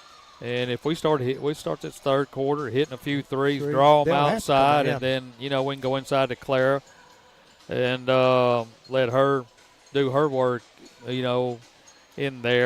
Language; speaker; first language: English; native; English